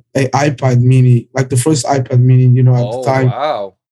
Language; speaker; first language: English; early bilingual, other home language; Portuguese